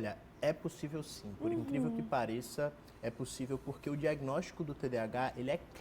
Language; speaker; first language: Portuguese; native; Portuguese